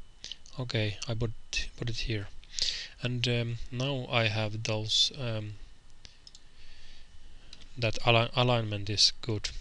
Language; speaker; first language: English; non-native, fluent; Finnish